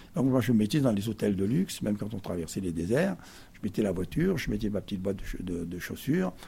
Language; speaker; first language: French; native; French